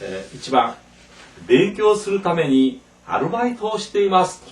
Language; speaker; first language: Japanese; non-native, fluent; Korean